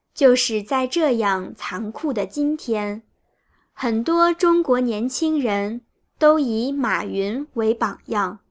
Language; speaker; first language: Chinese; native; Chinese